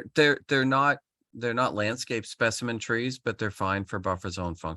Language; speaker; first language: English; native; English